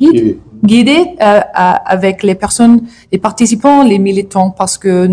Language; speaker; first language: French; non-native, learner; English